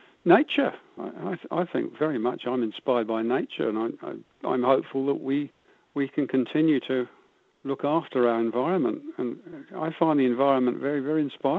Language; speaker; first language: English; native; English